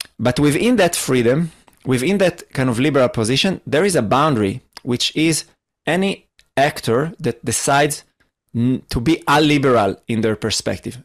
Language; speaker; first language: English; non-native, fluent; Hebrew